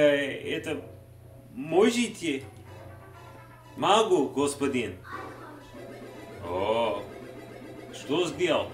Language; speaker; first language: Russian; non-native, learner; English